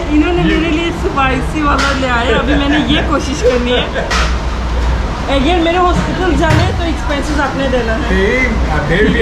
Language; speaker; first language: Hindi; non-native, learner; Turkish